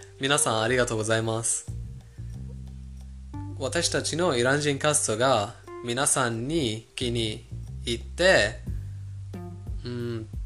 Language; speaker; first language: Japanese; non-native, fluent; Persian